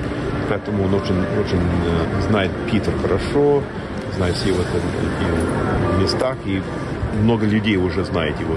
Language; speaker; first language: Russian; non-native, fluent; English